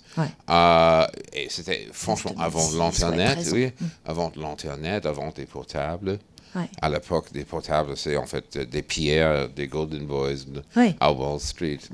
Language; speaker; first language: French; non-native, fluent; English